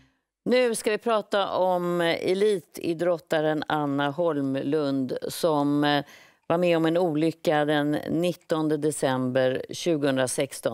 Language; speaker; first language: Swedish; native; Swedish